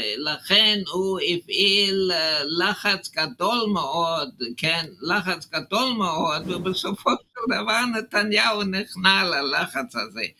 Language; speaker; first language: Hebrew; non-native, fluent; English